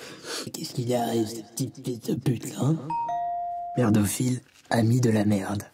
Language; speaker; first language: French; native; French